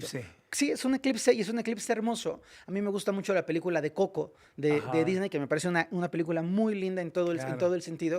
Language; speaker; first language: Spanish; native; Spanish